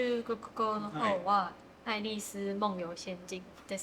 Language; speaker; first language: Japanese; non-native, fluent; Chinese